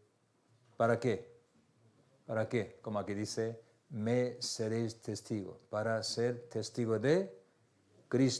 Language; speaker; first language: Spanish; non-native, learner; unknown